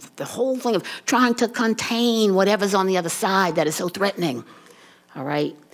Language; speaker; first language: English; native; English